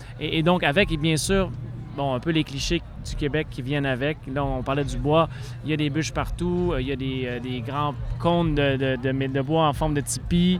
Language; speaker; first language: French; native; French